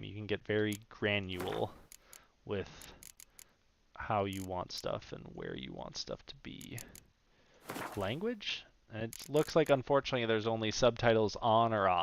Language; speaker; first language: English; native; English